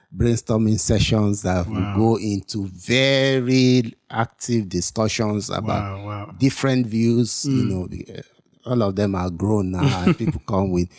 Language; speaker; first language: English; non-native, local second language; Yoruba